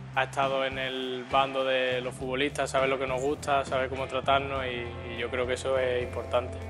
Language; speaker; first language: Spanish; native; Spanish